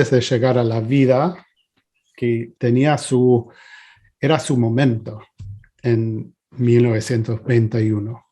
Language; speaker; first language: Spanish; non-native, fluent; English